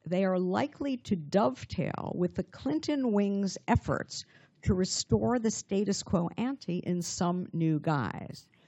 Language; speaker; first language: English; native; English